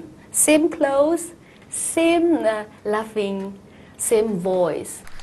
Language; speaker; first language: English; non-native, learner; Chinese